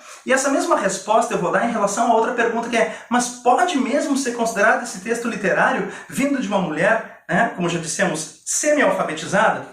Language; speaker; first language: Portuguese; native; Portuguese